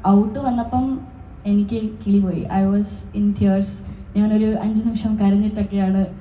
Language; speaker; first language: Malayalam; non-native, local second language; Tamil